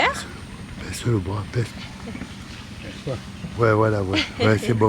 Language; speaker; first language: French; native; French